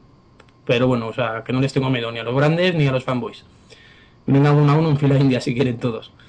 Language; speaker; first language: Spanish; native; Spanish